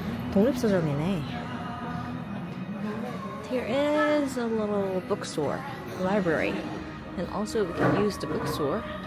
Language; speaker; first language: English; non-native, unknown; Korean